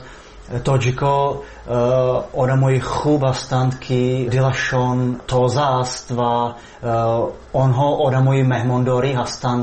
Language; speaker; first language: Persian; non-native, fluent; Czech